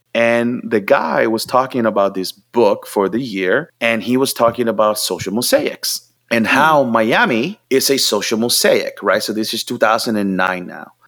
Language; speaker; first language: English; non-native, fluent; Spanish